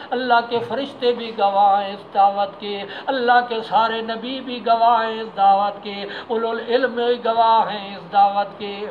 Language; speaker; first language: Urdu; non-native, local second language; Punjabi